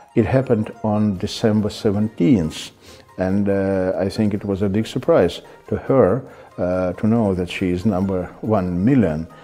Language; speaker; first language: English; non-native, fluent; Russian